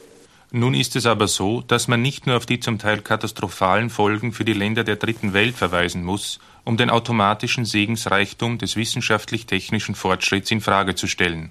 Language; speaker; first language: German; native; German